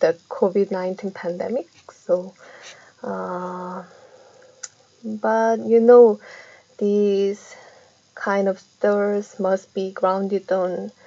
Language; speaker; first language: English; non-native, fluent; Korean